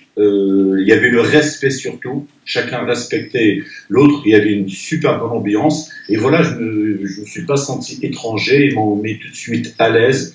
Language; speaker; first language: French; non-native, local second language; Arabic